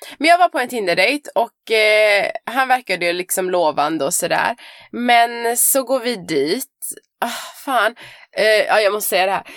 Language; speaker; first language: Swedish; early bilingual, other home language; Persian